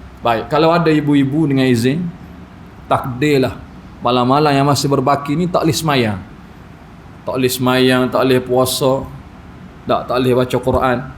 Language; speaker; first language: Malay; native; Malay